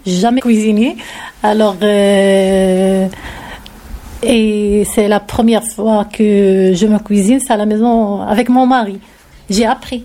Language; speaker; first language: French; non-native, local second language; Arabic